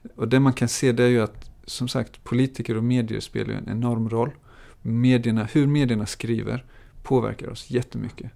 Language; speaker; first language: Swedish; native; Swedish